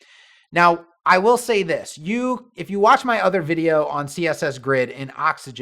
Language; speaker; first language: English; native; English